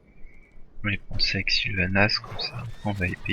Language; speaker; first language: French; native; French